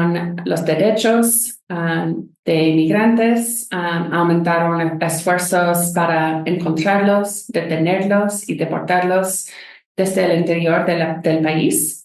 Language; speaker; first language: Spanish; non-native, fluent; English